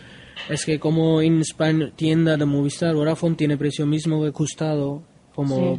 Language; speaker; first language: Spanish; non-native, learner; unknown